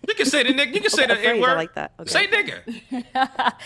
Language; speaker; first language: English; native; English